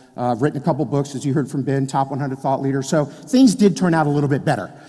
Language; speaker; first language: English; native; English